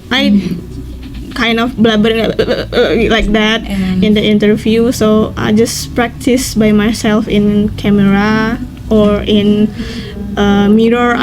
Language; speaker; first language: English; non-native, learner; Indonesian